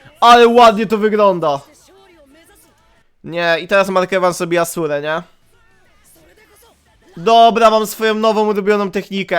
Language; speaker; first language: Polish; native; Polish